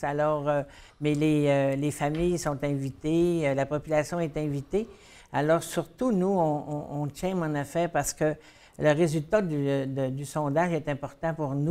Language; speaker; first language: French; native; French